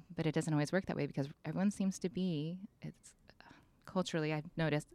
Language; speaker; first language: English; native; English